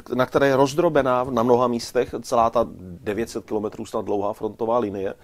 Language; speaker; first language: Czech; native; Czech